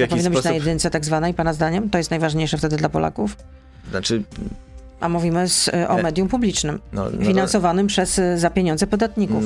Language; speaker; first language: Polish; native; Polish